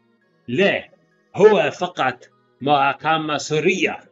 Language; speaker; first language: Arabic; non-native, learner; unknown